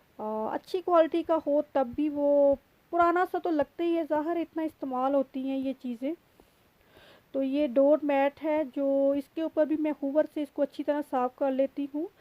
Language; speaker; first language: Urdu; native; Urdu